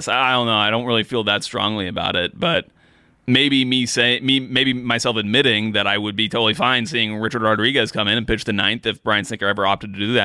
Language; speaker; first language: English; native; English